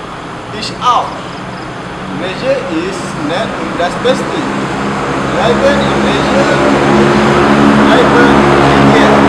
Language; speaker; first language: German; non-native, learner; Malay